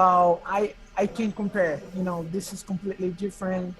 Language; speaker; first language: English; non-native, learner; Portuguese